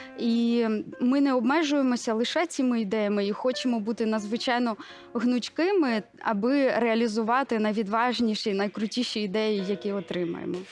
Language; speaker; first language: Ukrainian; native; Ukrainian